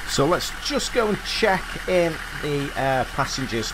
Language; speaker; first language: English; native; English